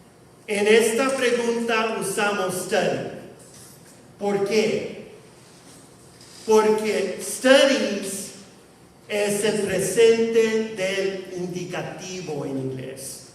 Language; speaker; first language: Spanish; non-native, fluent; English